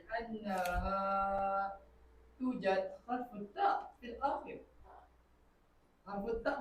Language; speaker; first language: Arabic; non-native, learner; Malay